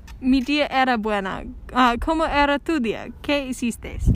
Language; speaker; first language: Spanish; non-native, learner; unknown